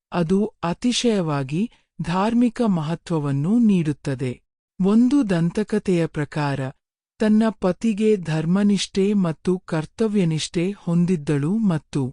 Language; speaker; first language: Kannada; native; Kannada